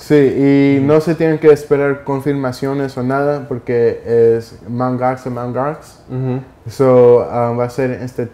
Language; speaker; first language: Spanish; early bilingual, heritage; Spanish